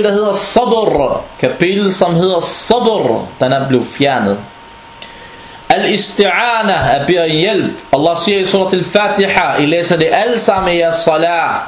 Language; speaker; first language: Danish; non-native, fluent; Arabic